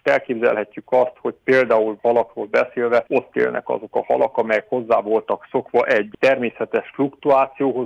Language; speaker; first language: Hungarian; native; Hungarian